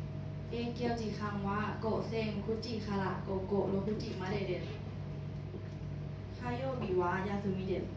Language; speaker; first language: Japanese; non-native, learner; Thai